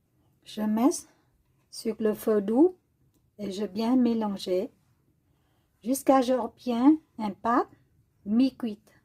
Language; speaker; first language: French; non-native, learner; Vietnamese